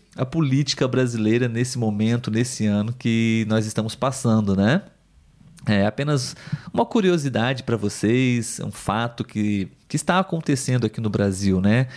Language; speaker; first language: Portuguese; native; Portuguese